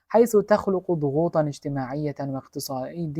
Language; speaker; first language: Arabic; non-native, fluent; Uzbek